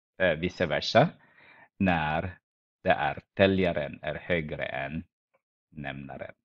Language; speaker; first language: Swedish; non-native, fluent; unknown